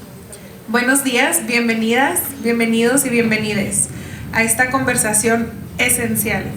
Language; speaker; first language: Spanish; native; Spanish